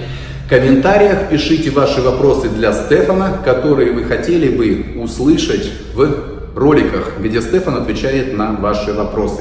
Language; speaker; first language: Russian; native; Russian